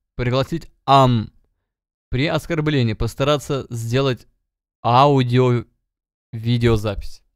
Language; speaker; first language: Russian; native; Russian